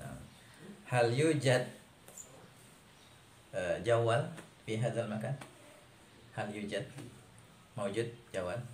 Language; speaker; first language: Arabic; non-native, fluent; Indonesian